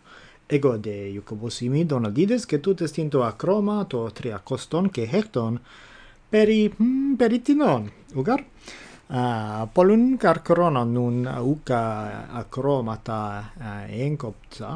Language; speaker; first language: Greek; non-native, fluent; English